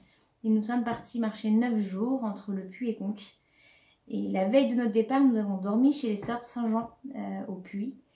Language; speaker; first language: French; native; French